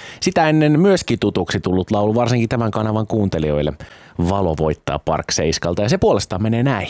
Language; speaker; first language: Finnish; native; Finnish